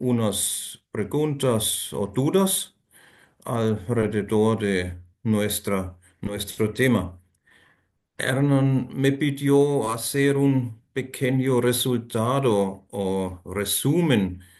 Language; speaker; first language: Spanish; non-native, fluent; German